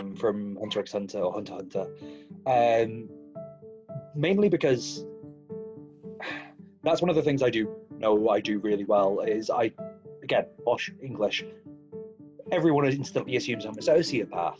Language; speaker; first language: English; native; English